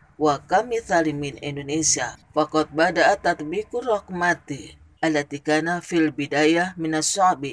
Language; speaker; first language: Arabic; non-native, fluent; Indonesian